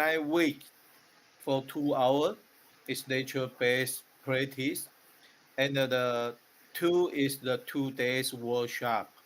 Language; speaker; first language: English; non-native, learner; Chinese